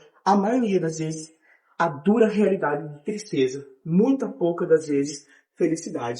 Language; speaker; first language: Portuguese; native; Portuguese